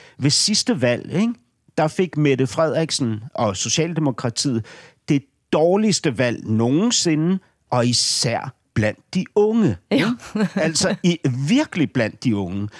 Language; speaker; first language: Danish; native; Danish